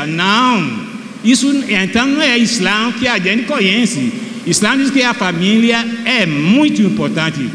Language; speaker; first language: Portuguese; non-native, fluent; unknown